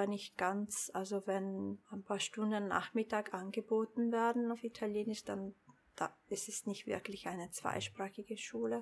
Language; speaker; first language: German; non-native, local second language; Italian